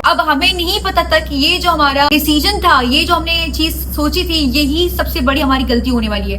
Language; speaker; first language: Urdu; native; Urdu